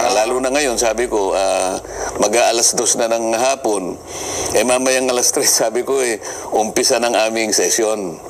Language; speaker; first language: Filipino; non-native, local second language; Masbatenyo